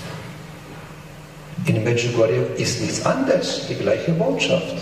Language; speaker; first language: German; non-native, fluent; Polish